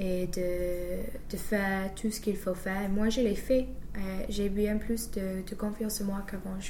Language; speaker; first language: French; non-native, fluent; English